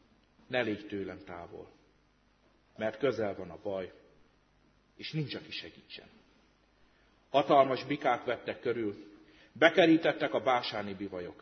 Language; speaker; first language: Hungarian; native; Hungarian